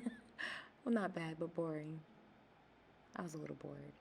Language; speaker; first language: English; native; English